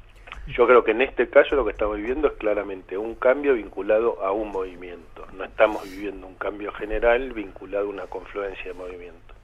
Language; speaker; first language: Spanish; native; Spanish